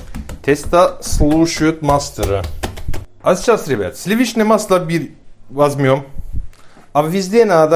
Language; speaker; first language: Russian; non-native, learner; Turkish